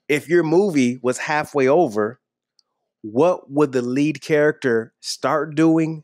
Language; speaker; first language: English; native; English